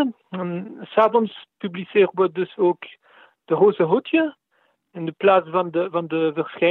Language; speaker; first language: Dutch; non-native, local second language; French